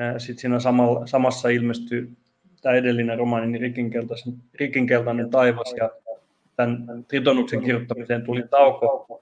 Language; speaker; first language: Finnish; non-native, local second language; Swedish